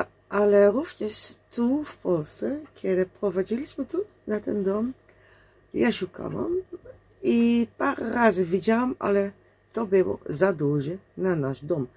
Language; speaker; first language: Polish; non-native, learner; Dutch